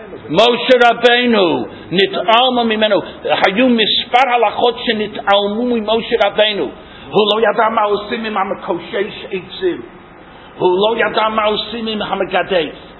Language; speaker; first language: Hebrew; non-native, fluent; English